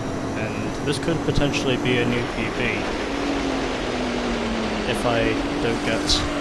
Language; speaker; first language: English; native; English